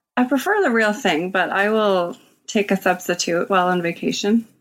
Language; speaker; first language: English; native; English